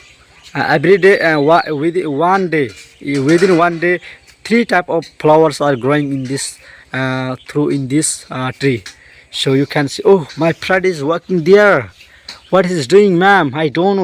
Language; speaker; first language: English; non-native, learner; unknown